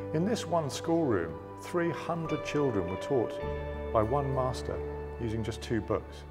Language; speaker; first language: English; native; English